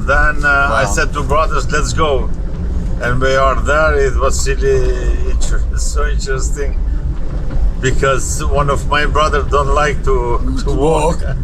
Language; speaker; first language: English; non-native, learner; Albanian